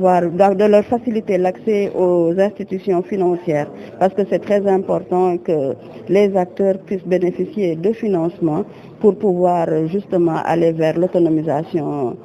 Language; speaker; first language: French; native; French